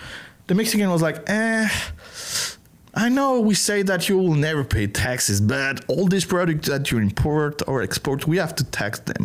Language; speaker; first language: English; non-native, learner; French